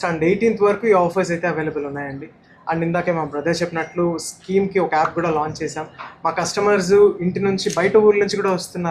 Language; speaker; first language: Telugu; native; Telugu